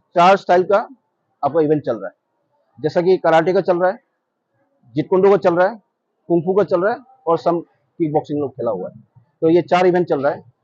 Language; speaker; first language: Hindi; non-native, local second language; Bangla